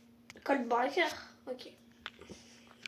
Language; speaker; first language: French; native; French